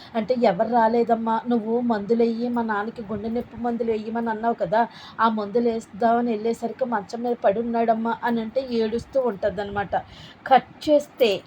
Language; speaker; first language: Telugu; native; Telugu